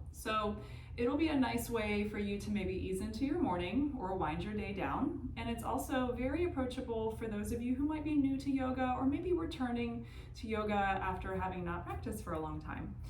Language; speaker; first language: English; native; English